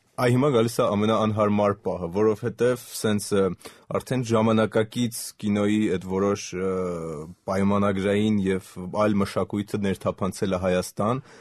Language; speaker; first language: Armenian; native; Armenian